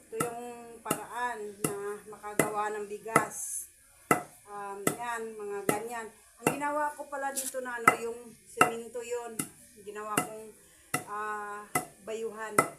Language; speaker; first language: Filipino; non-native, local second language; Cebuano